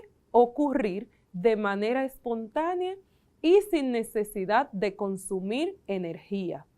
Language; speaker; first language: Spanish; native; Spanish